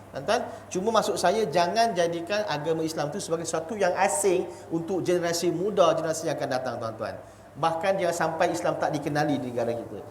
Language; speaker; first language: Malay; non-native, local second language; Chinese